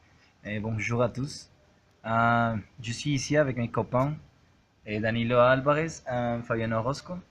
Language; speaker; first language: French; non-native, learner; Spanish